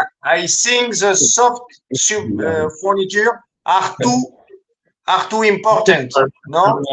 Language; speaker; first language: English; non-native, learner; French